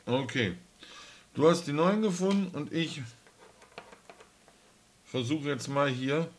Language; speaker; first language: German; native; German